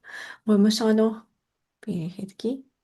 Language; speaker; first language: Finnish; non-native, fluent; Russian